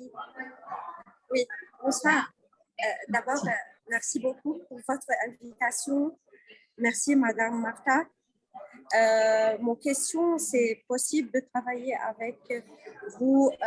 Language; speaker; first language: French; non-native, learner; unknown